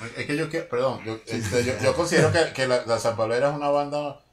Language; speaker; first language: Spanish; native; Spanish